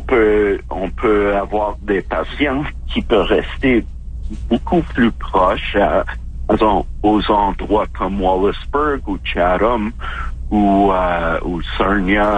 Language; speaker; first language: French; non-native, local second language; English